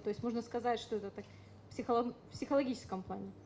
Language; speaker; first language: Russian; native; Russian